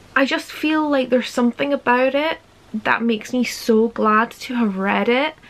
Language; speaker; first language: English; native; English